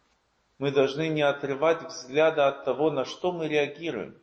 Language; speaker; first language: Russian; native; Russian